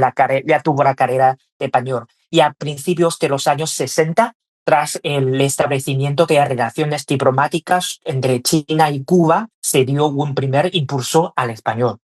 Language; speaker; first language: Spanish; non-native, fluent; Chinese